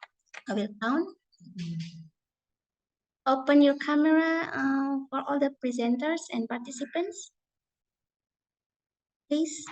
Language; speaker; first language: English; non-native, fluent; Indonesian